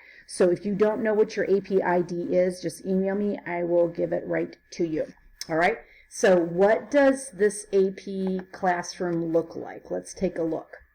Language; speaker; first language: English; native; English